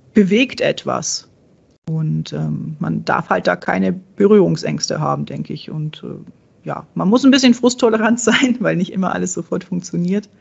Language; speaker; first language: German; early bilingual, other home language; Czech